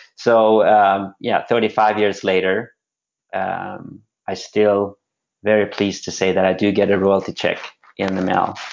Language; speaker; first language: English; non-native, fluent; Swedish